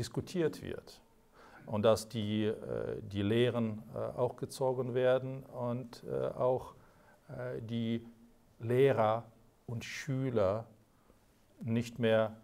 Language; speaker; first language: German; non-native, fluent; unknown